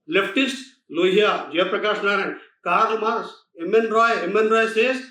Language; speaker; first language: Marathi; non-native, local second language; Kannada